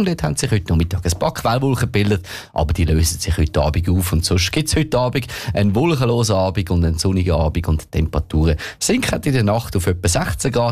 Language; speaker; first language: German; native; German